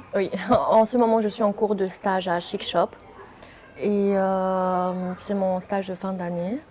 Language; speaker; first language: French; native; French